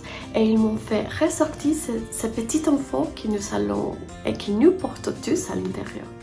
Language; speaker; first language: French; non-native, learner; Spanish